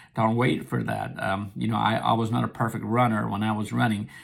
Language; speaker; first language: English; non-native, local second language; Nepali